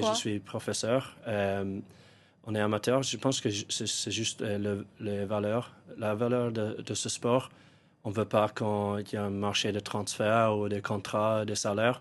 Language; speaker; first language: French; non-native, fluent; English